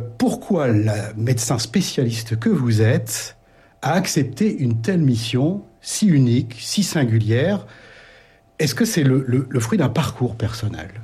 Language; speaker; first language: French; native; French